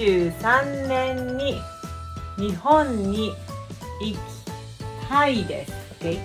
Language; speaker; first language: Japanese; non-native, fluent; English